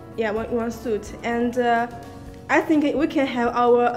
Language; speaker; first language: English; non-native, learner; Chinese